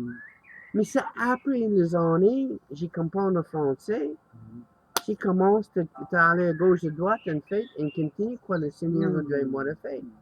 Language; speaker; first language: French; non-native, learner; English